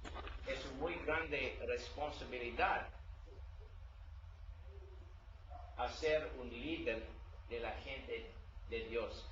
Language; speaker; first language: Spanish; non-native, learner; English